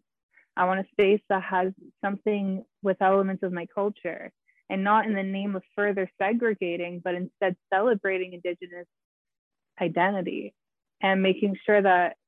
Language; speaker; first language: English; native; English